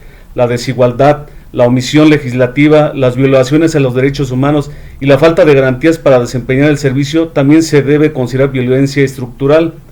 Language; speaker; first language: Spanish; native; Spanish